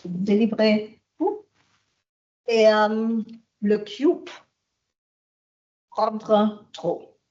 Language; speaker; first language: French; non-native, fluent; German